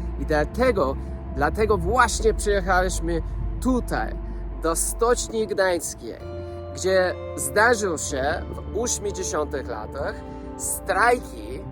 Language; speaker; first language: Polish; non-native, learner; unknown